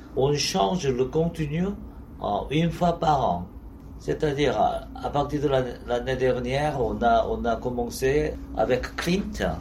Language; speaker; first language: French; non-native, learner; Korean